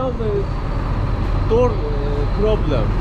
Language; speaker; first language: English; non-native, learner; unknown